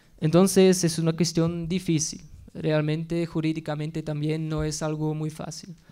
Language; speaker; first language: Spanish; non-native, fluent; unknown